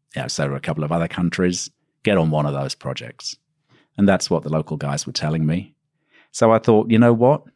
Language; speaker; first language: English; native; English